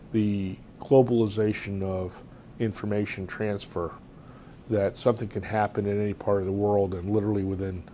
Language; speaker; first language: English; native; English